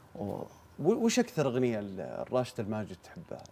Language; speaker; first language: Arabic; non-native, local second language; Urdu